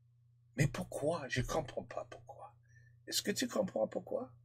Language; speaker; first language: French; non-native, learner; English